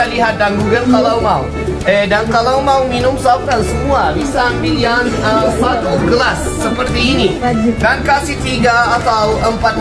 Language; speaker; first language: Indonesian; non-native, fluent; Turkish